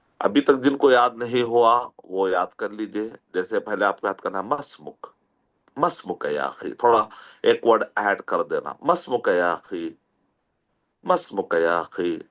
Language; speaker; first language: Urdu; native; Urdu